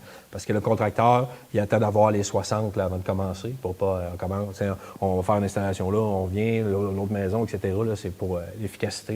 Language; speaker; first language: French; native; French